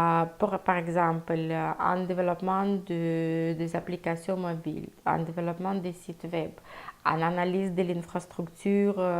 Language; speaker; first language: French; non-native, fluent; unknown